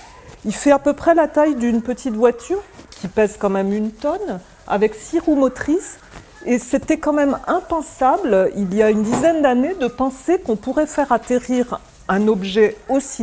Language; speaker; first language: French; native; French